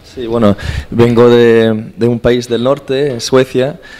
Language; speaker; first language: Spanish; non-native, fluent; Swedish